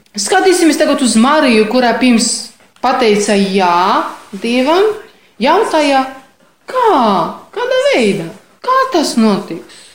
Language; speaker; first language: Latvian; non-native, fluent; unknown